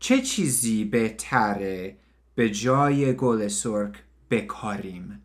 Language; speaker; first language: Persian; non-native, learner; English